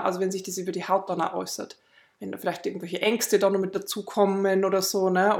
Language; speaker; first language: German; native; German